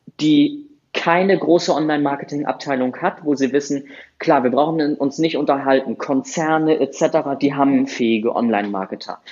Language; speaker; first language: German; native; German